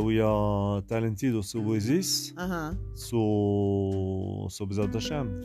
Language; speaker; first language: English; non-native, learner; French